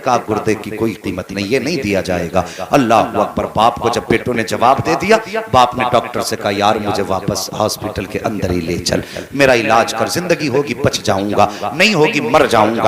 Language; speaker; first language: Hindi; native; Hindi